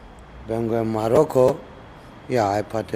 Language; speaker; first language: Spanish; non-native, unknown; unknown